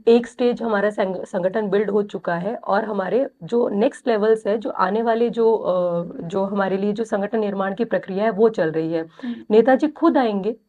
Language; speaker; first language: Hindi; native; Hindi